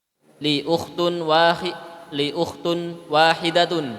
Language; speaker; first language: Arabic; non-native, learner; Indonesian